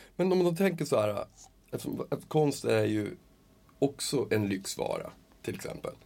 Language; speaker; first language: Swedish; native; Swedish